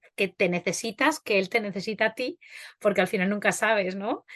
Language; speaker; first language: Spanish; native; Spanish